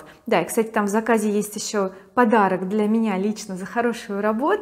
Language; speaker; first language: Russian; native; Russian